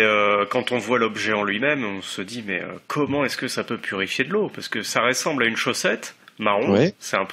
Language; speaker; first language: French; native; French